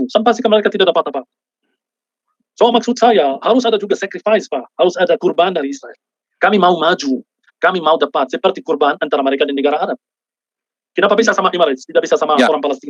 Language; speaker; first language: Indonesian; non-native, fluent; Arabic